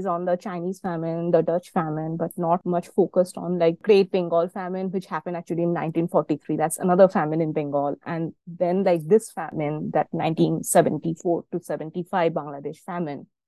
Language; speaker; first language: English; non-native, local second language; Bangla